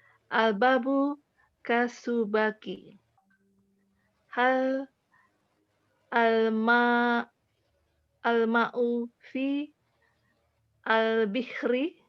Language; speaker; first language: Arabic; non-native, learner; Indonesian